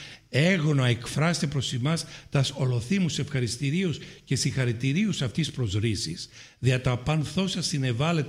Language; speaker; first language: Greek; native; Greek